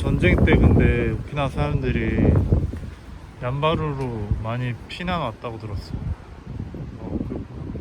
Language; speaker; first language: Korean; non-native, fluent; Japanese